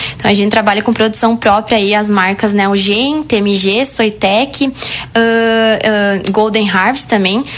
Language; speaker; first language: Portuguese; native; Portuguese